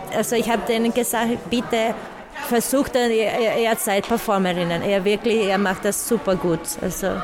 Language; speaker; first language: German; non-native, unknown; Spanish